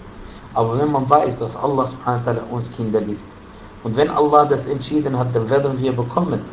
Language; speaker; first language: German; non-native, fluent; Arabic